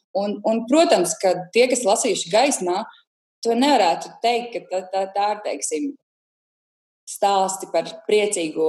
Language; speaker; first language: Latvian; native; Latvian